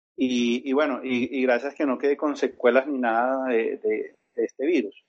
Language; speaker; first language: Spanish; native; Spanish